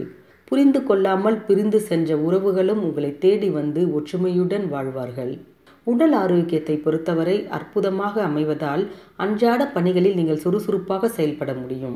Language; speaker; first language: Tamil; native; Tamil